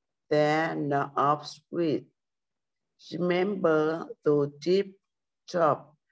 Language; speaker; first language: English; non-native, learner; Vietnamese